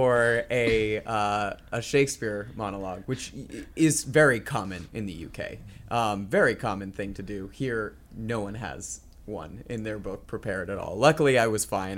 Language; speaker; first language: English; native; English